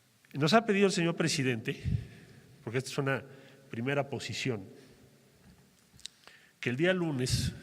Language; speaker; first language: Spanish; native; Spanish